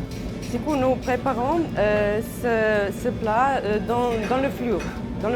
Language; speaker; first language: French; non-native, learner; Serbian